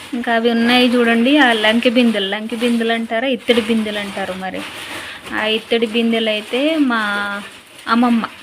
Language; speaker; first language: Telugu; native; Telugu